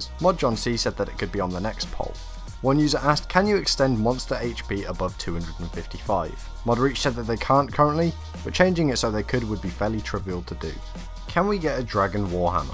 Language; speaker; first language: English; native; English